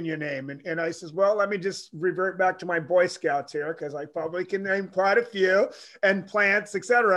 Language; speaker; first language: English; native; English